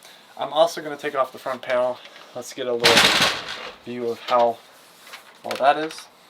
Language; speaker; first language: English; native; English